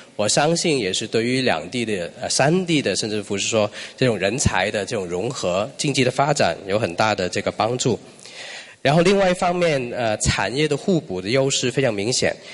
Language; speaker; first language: Chinese; non-native, local second language; Cantonese